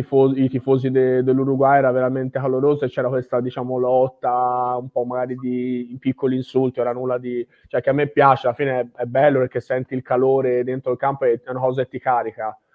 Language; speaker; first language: Italian; native; Italian